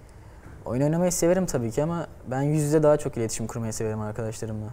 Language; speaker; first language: Turkish; native; Turkish